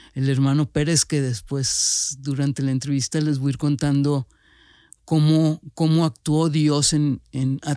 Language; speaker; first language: Spanish; native; Spanish